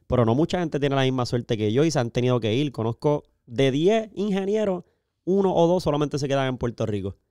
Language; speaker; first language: Spanish; native; Spanish